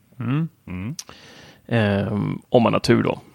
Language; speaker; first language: Swedish; native; Swedish